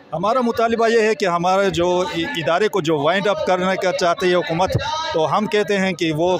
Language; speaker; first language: Hindi; non-native, local second language; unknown